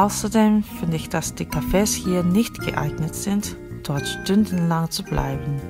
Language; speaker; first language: German; non-native, fluent; Korean